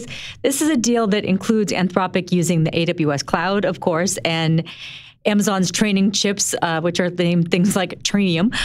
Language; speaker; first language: English; native; English